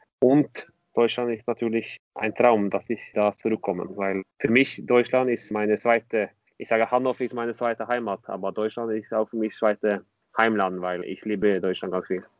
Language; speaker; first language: German; non-native, fluent; Norwegian